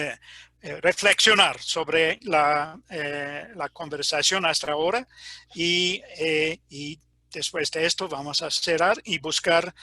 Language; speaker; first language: Spanish; non-native, fluent; English